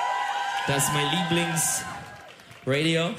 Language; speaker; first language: German; non-native, learner; Turkish